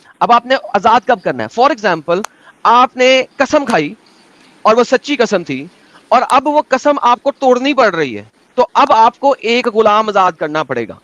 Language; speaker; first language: Urdu; native; Urdu